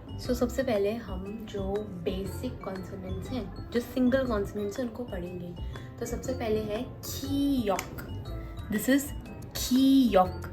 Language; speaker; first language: Hindi; native; Hindi